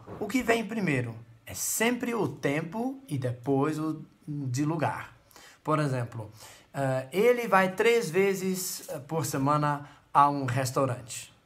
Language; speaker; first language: Portuguese; non-native, fluent; Dutch